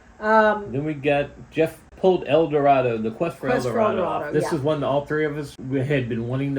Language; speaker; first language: English; native; English